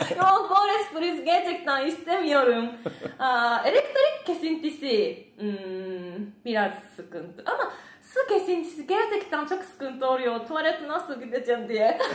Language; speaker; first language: Turkish; non-native, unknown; Japanese